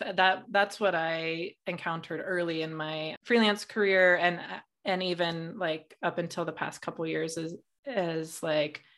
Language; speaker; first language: English; native; English